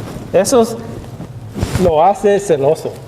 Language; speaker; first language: Spanish; non-native, learner; English